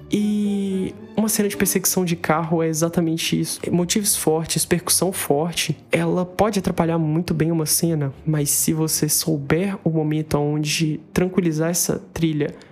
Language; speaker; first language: Portuguese; native; Portuguese